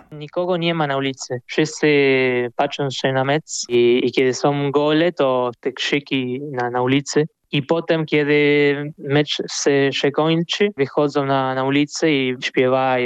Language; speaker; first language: Polish; early bilingual, heritage; Polish